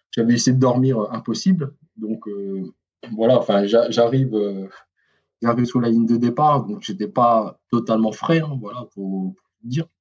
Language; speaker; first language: French; native; French